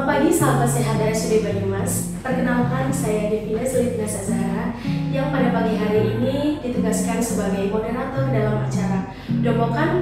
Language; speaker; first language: Indonesian; native; Indonesian